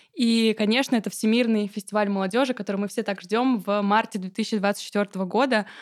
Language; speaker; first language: Russian; native; Russian